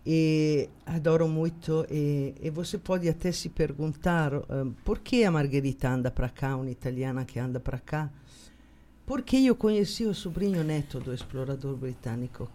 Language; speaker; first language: Portuguese; non-native, fluent; Italian